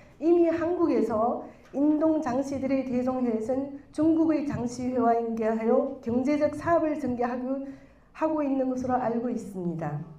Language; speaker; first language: Korean; non-native, fluent; Chinese